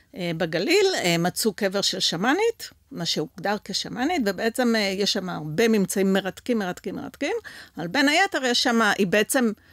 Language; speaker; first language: Hebrew; early bilingual, other home language; French